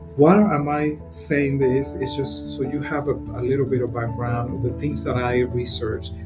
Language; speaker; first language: English; non-native, fluent; Spanish